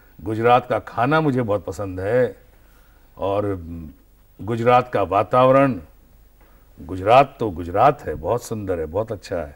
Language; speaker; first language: Hindi; native; Hindi